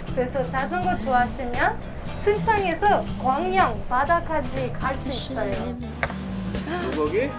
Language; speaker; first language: Korean; non-native, fluent; French